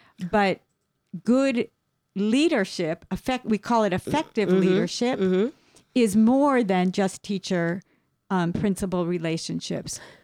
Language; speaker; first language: English; native; English